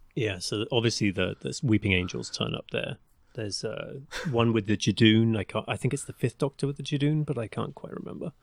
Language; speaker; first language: English; native; English